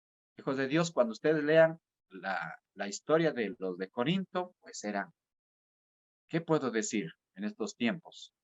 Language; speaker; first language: Spanish; native; Spanish